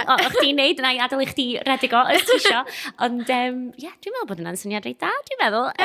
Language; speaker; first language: Welsh; non-native, local second language; English